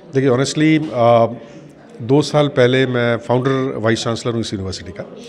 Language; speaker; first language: Hindi; native; Hindi